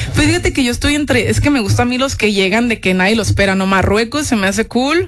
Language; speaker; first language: Spanish; native; Spanish